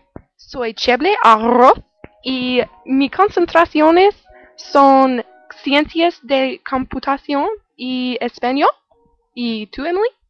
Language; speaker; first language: Spanish; non-native, learner; English